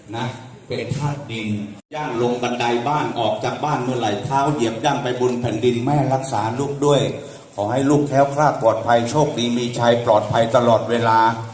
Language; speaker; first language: Thai; native; Thai